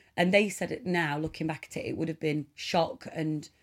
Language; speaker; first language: English; native; English